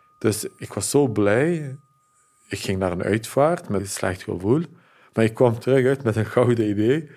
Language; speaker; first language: Dutch; early bilingual, other home language; Turkish